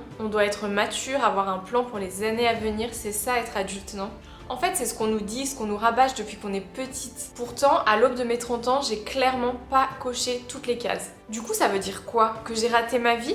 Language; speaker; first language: French; native; French